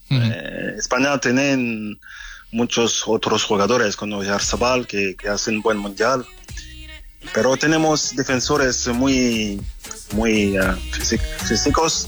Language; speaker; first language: Spanish; non-native, fluent; French